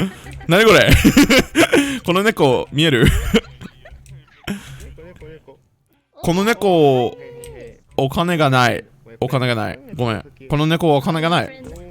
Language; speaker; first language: Japanese; non-native, learner; English